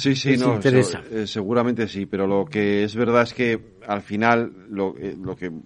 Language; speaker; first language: Spanish; native; Spanish